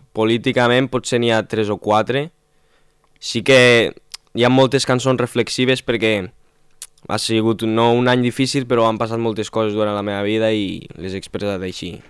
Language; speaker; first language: Catalan; non-native, local second language; Spanish